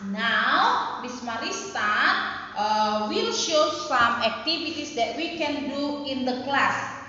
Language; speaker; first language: English; non-native, fluent; Indonesian